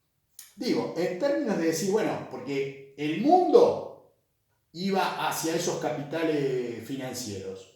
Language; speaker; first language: Spanish; native; Spanish